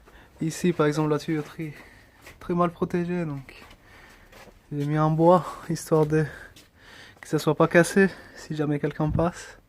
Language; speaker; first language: French; early bilingual, other home language; Spanish